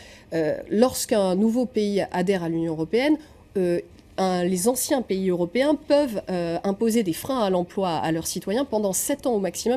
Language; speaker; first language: French; native; French